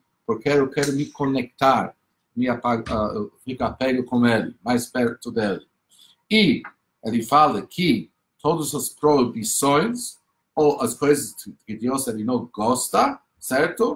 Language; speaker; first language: Portuguese; non-native, fluent; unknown